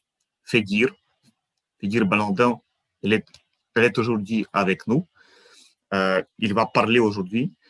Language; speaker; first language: French; non-native, fluent; Ukrainian